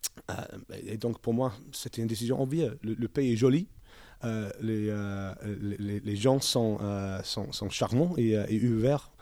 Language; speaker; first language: French; non-native, learner; English